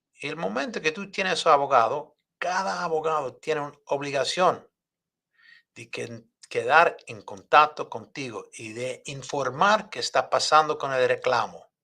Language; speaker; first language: Spanish; non-native, fluent; English